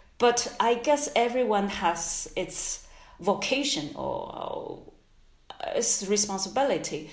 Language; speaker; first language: English; non-native, fluent; Chinese